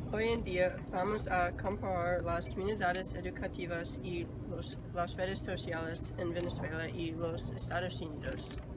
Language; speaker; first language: Spanish; non-native, learner; English